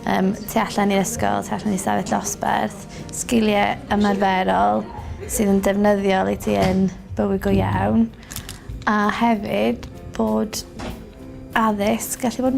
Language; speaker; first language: Welsh; native; Welsh